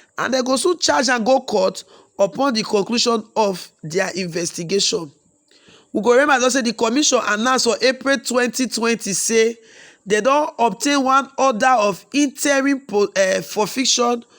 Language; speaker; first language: Nigerian Pidgin; native; Nigerian Pidgin